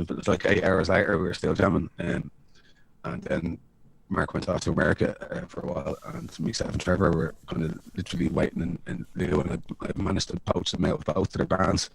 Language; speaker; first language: English; native; English